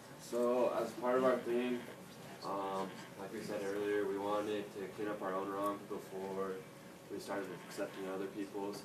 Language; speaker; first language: English; native; English